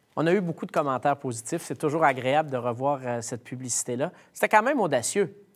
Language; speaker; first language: French; native; French